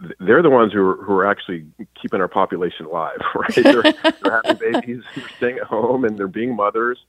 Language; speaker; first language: English; native; English